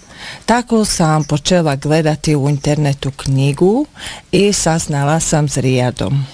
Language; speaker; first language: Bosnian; non-native, learner; Slovak